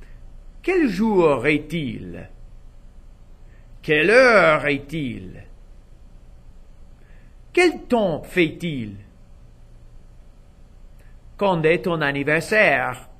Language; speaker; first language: French; non-native, fluent; English